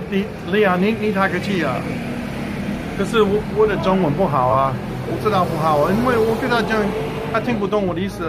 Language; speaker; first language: Chinese; non-native, learner; English